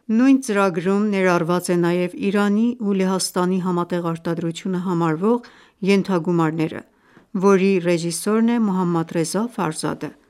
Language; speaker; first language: Armenian; early bilingual, heritage; Armenian